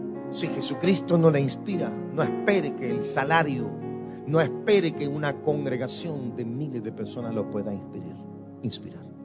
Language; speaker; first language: Spanish; native; Spanish